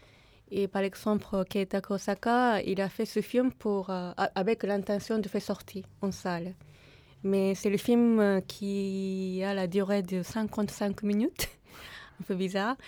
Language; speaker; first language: French; non-native, fluent; Japanese